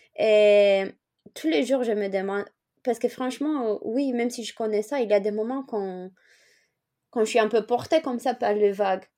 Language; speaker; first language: French; non-native, fluent; Romanian